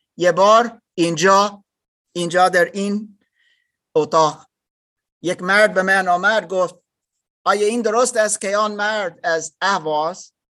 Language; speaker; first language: Persian; non-native, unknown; English